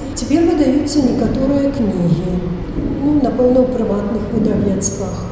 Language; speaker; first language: Belarusian; native; Belarusian